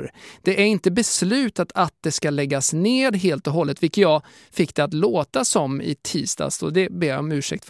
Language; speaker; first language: Swedish; native; Swedish